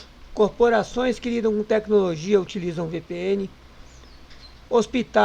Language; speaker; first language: Portuguese; native; Portuguese